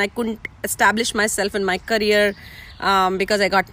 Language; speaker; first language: English; non-native, local second language; Hindi